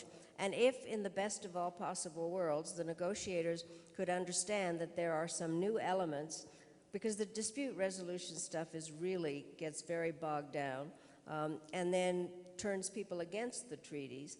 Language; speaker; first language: English; early bilingual, other home language; Czech